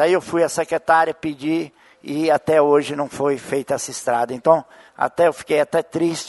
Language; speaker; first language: Portuguese; native; Portuguese